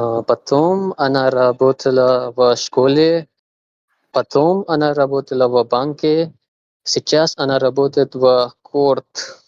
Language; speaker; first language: Russian; non-native, learner; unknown